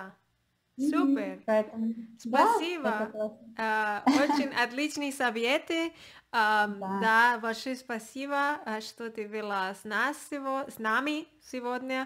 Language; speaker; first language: Russian; non-native, learner; Spanish